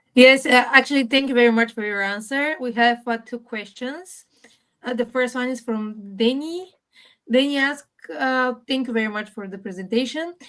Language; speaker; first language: English; non-native, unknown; Bulgarian